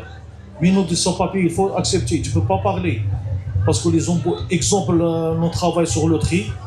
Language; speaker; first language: French; non-native, learner; Arabic